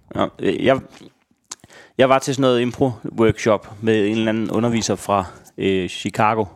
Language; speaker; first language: Danish; native; Danish